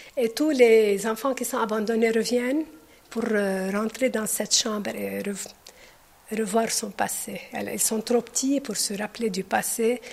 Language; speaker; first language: French; non-native, local second language; Arabic